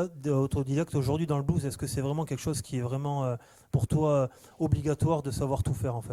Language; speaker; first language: French; native; French